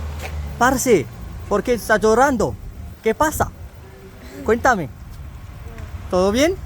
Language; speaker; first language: Spanish; non-native, learner; French